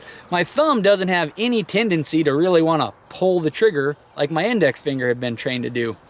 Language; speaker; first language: English; native; English